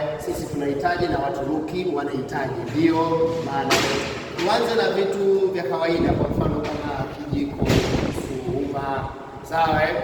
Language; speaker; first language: Swahili; native; Swahili